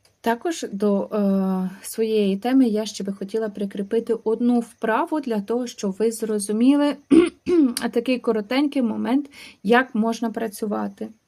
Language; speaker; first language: Ukrainian; native; Ukrainian